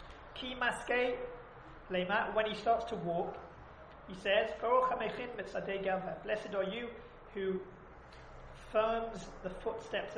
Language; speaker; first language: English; native; English